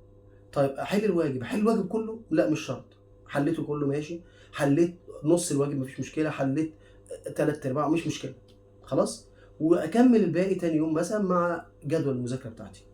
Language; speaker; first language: Arabic; native; Arabic